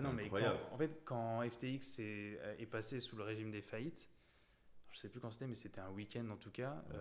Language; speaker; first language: French; native; French